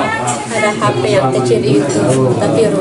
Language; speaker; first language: Indonesian; non-native, local second language; Sasak